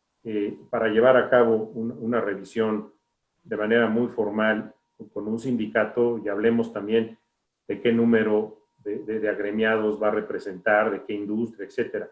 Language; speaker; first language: Spanish; native; Spanish